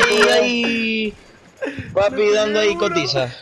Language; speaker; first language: Spanish; native; Spanish